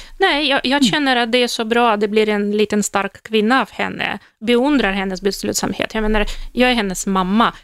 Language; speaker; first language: Swedish; non-native, fluent; Russian